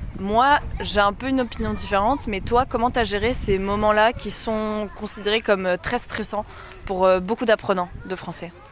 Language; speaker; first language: French; native; French